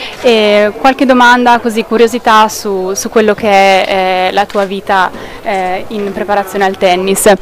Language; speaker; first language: Italian; native; Italian